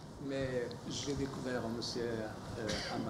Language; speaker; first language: French; non-native, fluent; Portuguese